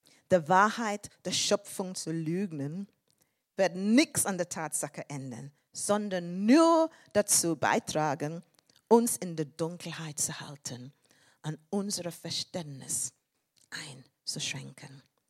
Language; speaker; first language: German; non-native, fluent; English